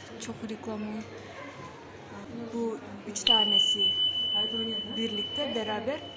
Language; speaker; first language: Turkish; non-native, learner; Kyrgyz